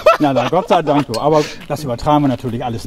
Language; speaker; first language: German; native; German